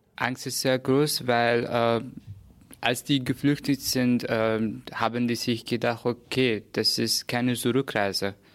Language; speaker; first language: German; non-native, fluent; Persian